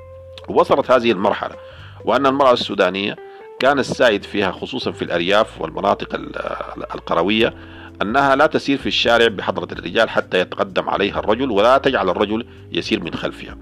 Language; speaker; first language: Arabic; native; Arabic